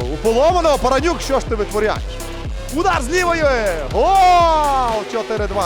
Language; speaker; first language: Ukrainian; native; Ukrainian